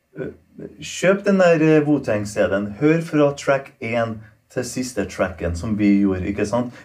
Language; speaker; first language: Norwegian; non-native, local second language; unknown